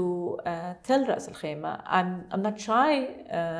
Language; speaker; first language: English; non-native, fluent; Arabic